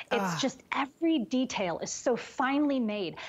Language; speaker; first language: English; native; English